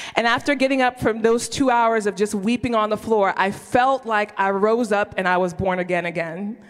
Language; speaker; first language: English; early bilingual, other home language; Yoruba